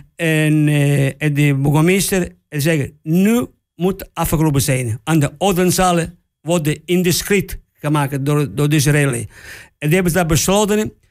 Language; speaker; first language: Dutch; non-native, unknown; Italian